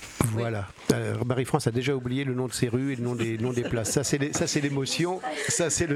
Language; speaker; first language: French; native; French